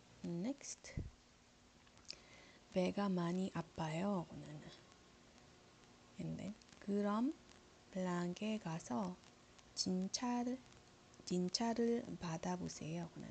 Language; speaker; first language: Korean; non-native, learner; Iloko